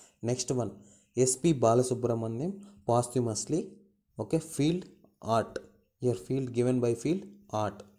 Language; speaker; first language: English; non-native, local second language; Telugu